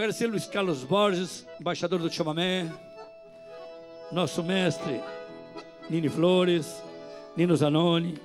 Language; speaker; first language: Portuguese; native; Portuguese